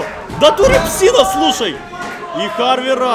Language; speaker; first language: Russian; native; Russian